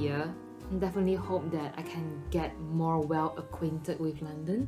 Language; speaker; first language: English; non-native, local second language; Chinese